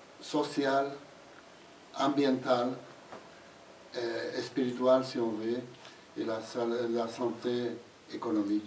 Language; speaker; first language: French; non-native, fluent; Spanish